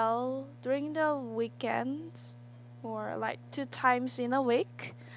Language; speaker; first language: English; non-native, learner; Korean